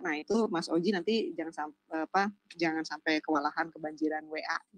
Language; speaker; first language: Indonesian; native; Indonesian